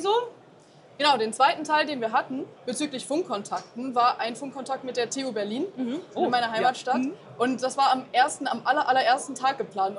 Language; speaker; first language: German; native; German